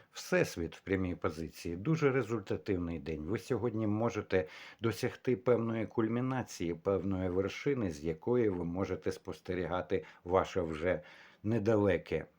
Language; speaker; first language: Ukrainian; non-native, local second language; Russian